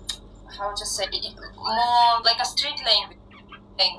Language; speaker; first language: English; non-native, fluent; Russian